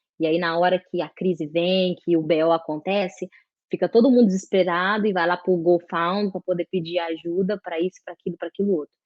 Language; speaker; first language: Portuguese; native; Portuguese